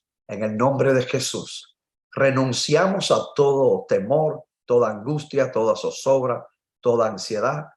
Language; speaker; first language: Spanish; native; Spanish